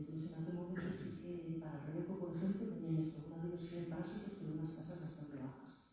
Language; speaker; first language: Spanish; native; Spanish